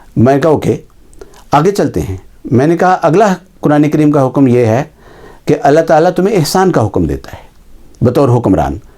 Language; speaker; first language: Urdu; native; Urdu